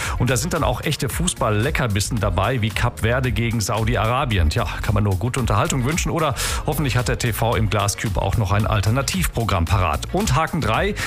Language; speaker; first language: German; native; German